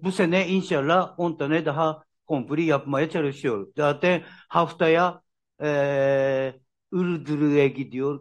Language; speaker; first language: Turkish; non-native, learner; Japanese